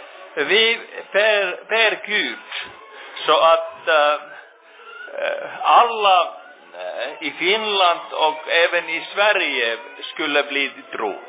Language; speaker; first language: Swedish; non-native, local second language; Finnish